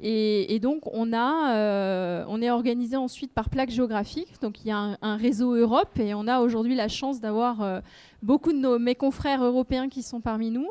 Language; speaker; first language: French; native; French